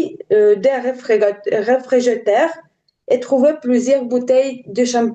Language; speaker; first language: French; non-native, learner; Ukrainian